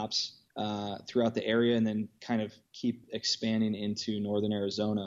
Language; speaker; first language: English; native; English